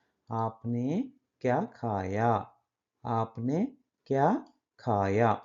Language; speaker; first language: Hindi; non-native, local second language; Kannada